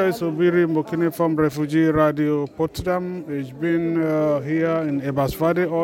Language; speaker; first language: German; non-native, fluent; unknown